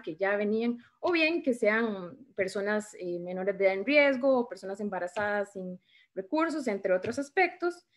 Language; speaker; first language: Spanish; native; Spanish